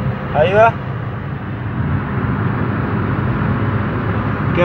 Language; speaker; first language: Arabic; non-native, learner; Urdu